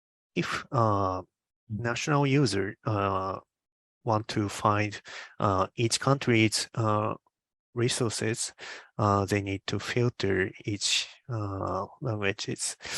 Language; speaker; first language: English; non-native, learner; Japanese